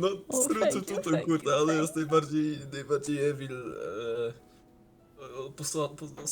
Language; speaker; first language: Polish; early bilingual, heritage; Polish